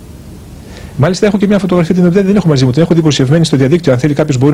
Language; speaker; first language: Greek; native; Greek